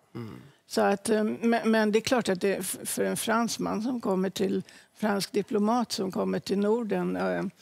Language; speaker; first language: Swedish; native; Swedish